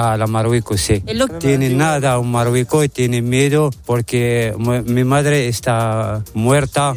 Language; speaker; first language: Spanish; non-native, learner; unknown